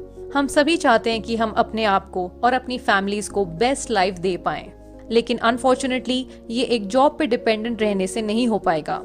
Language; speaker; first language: Hindi; native; Hindi